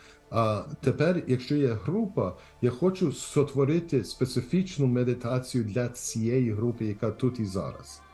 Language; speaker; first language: Ukrainian; early bilingual, heritage; Ukrainian